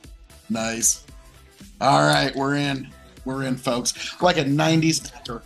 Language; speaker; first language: English; native; English